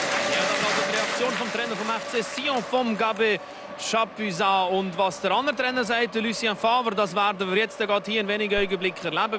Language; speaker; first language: German; native; German